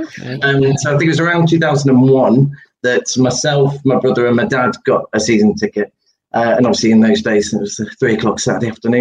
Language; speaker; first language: English; native; English